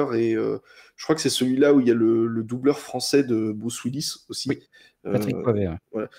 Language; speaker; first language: French; native; French